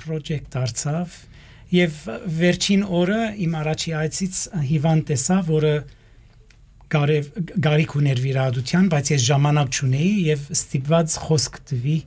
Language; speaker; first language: Armenian; early bilingual, heritage; Armenian